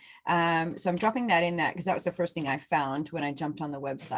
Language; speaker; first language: English; native; English